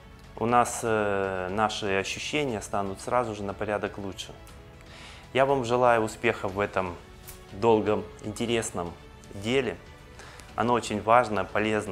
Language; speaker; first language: Russian; native; Russian